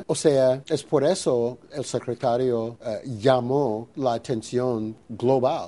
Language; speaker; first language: Spanish; non-native, fluent; English